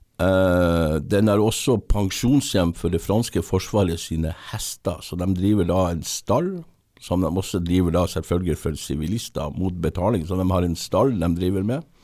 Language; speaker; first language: Norwegian; native; Norwegian